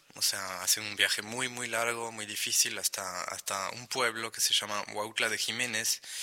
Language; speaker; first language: Spanish; non-native, fluent; French